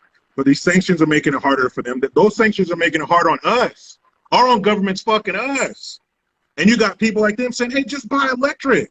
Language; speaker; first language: English; native; English